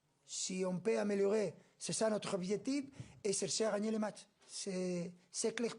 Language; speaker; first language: French; non-native, fluent; Spanish